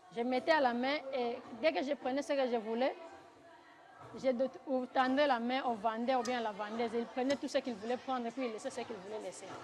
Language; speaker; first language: French; non-native, local second language; Lingala